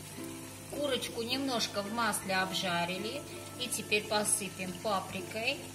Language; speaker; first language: Russian; non-native, fluent; Armenian